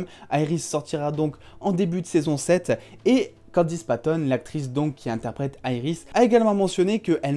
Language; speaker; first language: French; native; French